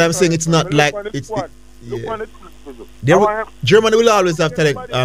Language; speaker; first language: English; native; English